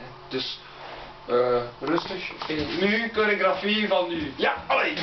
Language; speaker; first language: Dutch; non-native, local second language; French